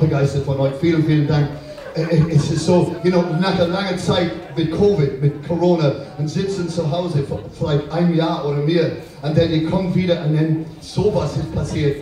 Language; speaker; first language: German; non-native, learner; English